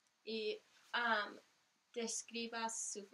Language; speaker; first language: Spanish; non-native, learner; English